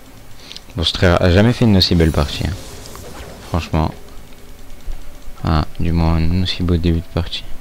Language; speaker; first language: French; native; French